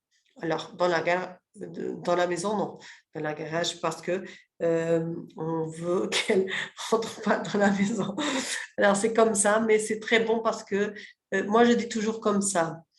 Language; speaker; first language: French; early bilingual, other home language; Portuguese